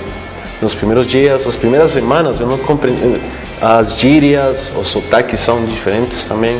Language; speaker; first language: Portuguese; non-native, fluent; Spanish